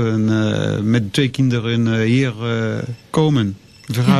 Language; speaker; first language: Dutch; non-native, fluent; French